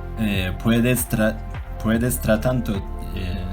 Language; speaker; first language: Spanish; non-native, learner; Turkish